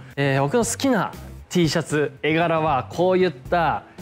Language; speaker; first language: Japanese; native; Japanese